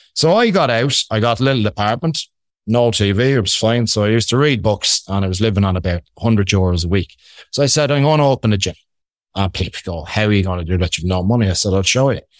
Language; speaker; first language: English; native; English